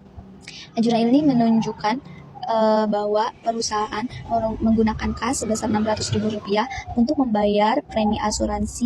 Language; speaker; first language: Indonesian; native; Indonesian